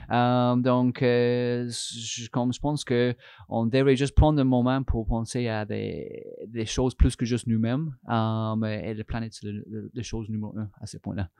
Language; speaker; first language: French; non-native, fluent; English